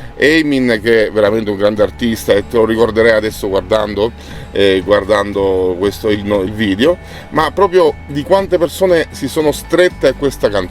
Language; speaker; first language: Italian; native; Italian